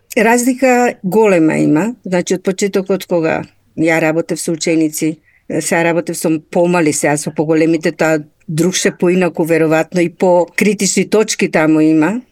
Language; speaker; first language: Macedonian; native; Macedonian